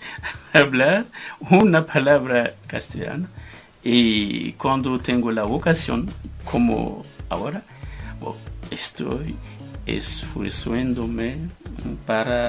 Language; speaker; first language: Spanish; non-native, fluent; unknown